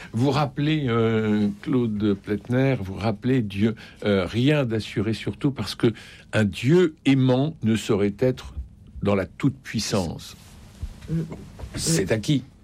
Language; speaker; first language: French; native; French